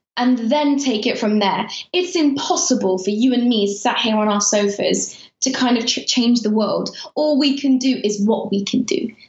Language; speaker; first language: English; early bilingual, other home language; Persian